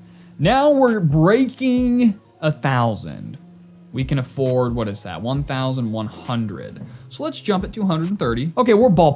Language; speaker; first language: English; native; English